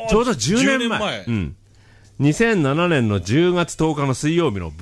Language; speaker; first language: Japanese; native; Japanese